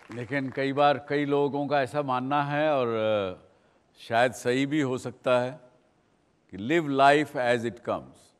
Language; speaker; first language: Hindi; native; Hindi